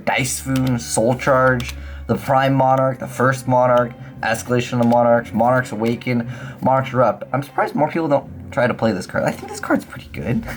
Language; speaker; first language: English; native; English